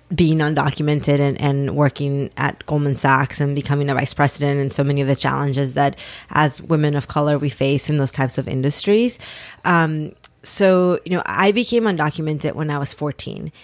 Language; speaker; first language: English; early bilingual, other home language; Spanish